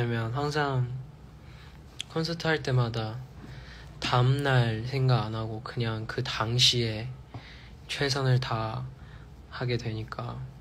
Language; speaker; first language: Korean; non-native, fluent; Chinese